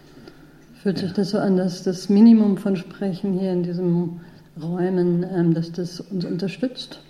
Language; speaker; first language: German; native; German